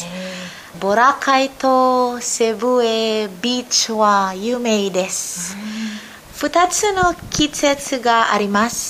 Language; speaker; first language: Japanese; non-native, learner; Filipino